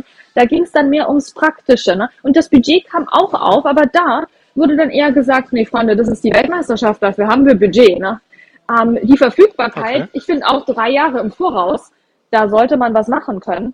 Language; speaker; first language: German; native; German